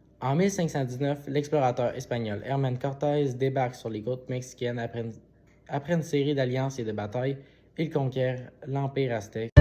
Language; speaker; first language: French; native; French